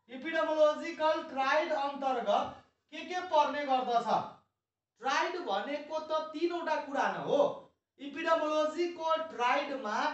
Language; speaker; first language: Nepali; non-native, local second language; Maithili